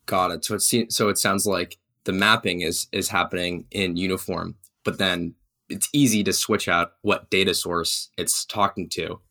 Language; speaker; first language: English; native; English